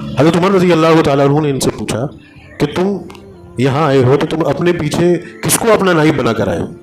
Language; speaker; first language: Urdu; native; Urdu